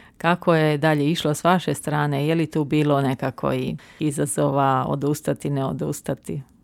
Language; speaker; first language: Croatian; native; Croatian